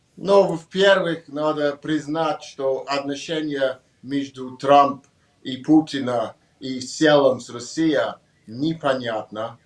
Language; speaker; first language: Russian; non-native, learner; English